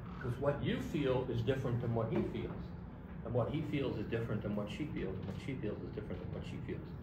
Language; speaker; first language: English; native; English